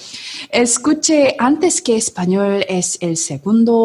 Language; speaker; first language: Spanish; non-native, learner; Korean